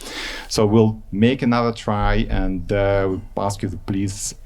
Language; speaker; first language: English; non-native, fluent; Ukrainian